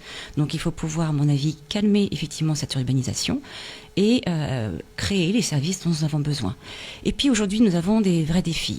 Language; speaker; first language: French; native; French